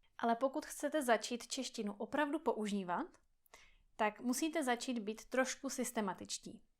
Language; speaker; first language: Czech; native; Czech